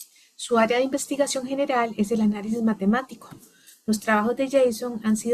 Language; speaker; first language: Spanish; native; Spanish